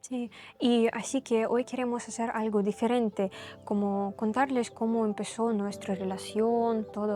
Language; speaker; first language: Spanish; non-native, learner; Russian